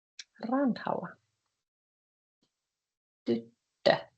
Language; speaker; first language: Finnish; non-native, fluent; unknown